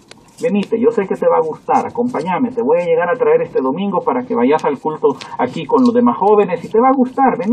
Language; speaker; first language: Spanish; native; Spanish